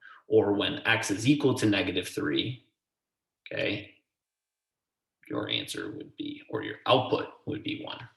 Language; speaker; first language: English; native; English